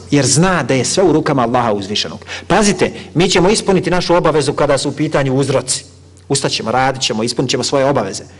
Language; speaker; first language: Bosnian; native; Bosnian